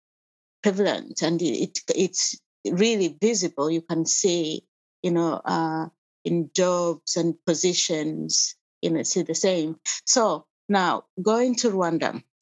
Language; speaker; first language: English; non-native, local second language; Kinyarwanda